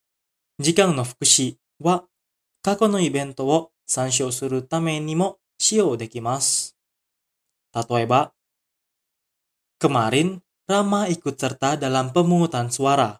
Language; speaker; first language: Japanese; non-native, fluent; Indonesian